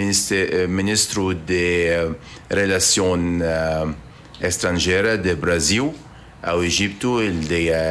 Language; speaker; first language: Portuguese; non-native, learner; Arabic